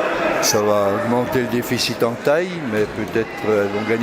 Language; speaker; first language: French; native; French